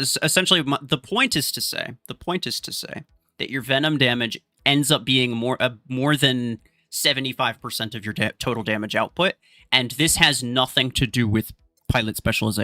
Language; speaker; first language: English; native; English